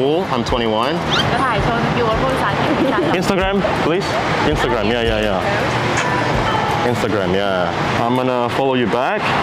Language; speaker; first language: English; non-native, fluent; Indonesian